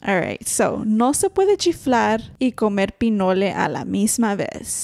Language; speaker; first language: Spanish; early bilingual, heritage; Spanish